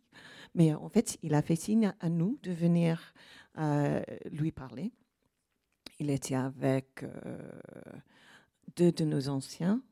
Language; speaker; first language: French; non-native, learner; English